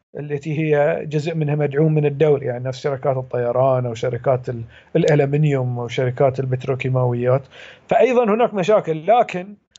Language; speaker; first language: Arabic; native; Arabic